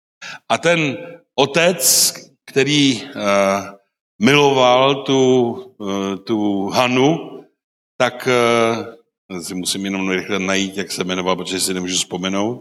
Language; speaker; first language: Czech; non-native, local second language; Polish